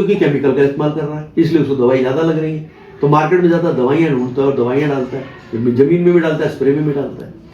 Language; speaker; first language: Hindi; non-native, local second language; Marathi